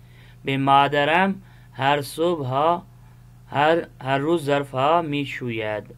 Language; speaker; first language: Persian; non-native, fluent; Urdu